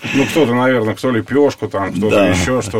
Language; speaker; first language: Russian; native; Russian